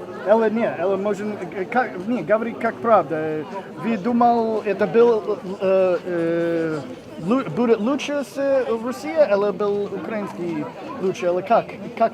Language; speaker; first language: Russian; non-native, learner; English